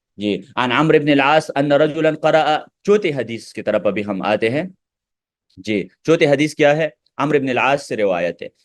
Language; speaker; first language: Urdu; non-native, local second language; Pashto